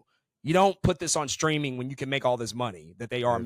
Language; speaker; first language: English; native; English